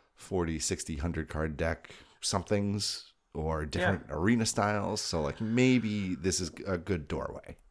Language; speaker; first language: English; native; English